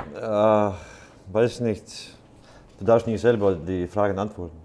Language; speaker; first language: German; non-native, fluent; Icelandic